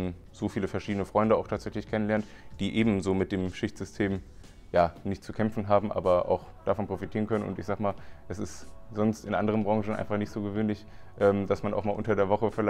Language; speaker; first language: German; native; German